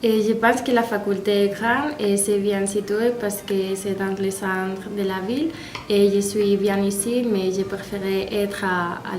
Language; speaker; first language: French; non-native, learner; Spanish